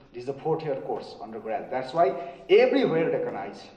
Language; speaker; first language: English; non-native, local second language; Nepali